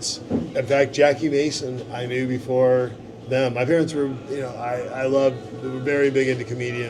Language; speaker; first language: English; native; English